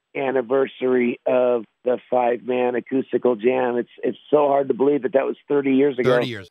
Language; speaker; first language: English; native; English